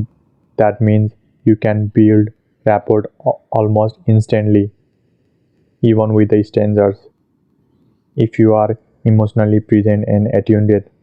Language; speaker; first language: English; non-native, fluent; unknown